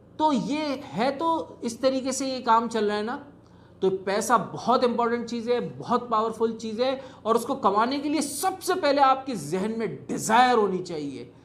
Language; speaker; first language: Urdu; native; Urdu